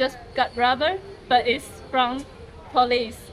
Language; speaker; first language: English; non-native, learner; Chinese